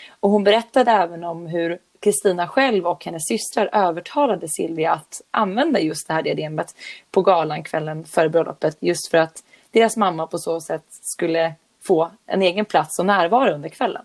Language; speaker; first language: Swedish; native; Swedish